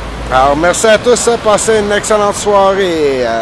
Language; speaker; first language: French; native; French